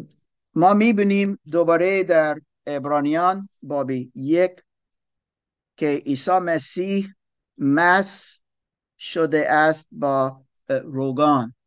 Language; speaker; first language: Persian; non-native, learner; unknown